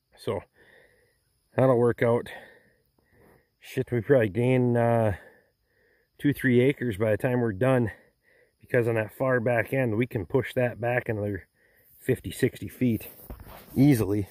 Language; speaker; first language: English; native; English